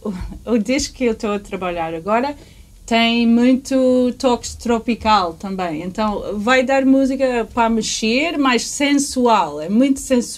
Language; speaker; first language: Portuguese; early bilingual, heritage; English